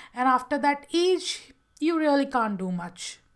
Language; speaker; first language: English; non-native, local second language; Gujarati